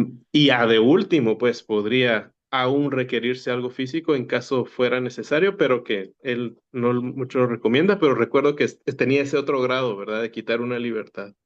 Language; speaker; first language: Spanish; native; Spanish